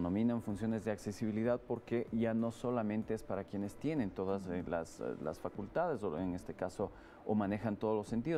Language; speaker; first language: Spanish; native; Spanish